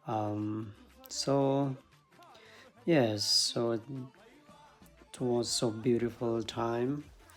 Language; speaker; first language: English; non-native, learner; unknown